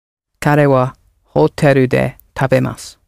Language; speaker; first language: Japanese; non-native, learner; English